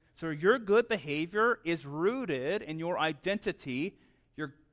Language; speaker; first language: English; native; English